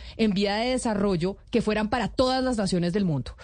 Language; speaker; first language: Spanish; native; Spanish